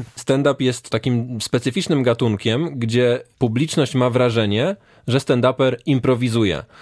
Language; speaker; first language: Polish; native; Polish